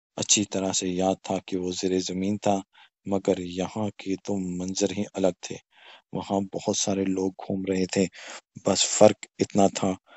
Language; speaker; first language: Urdu; non-native, local second language; Pashto